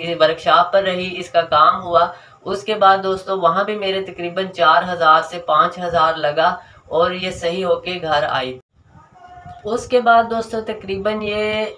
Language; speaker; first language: Urdu; native; Urdu